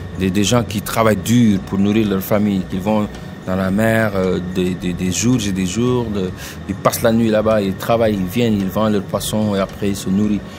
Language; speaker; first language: French; non-native, local second language; Wolof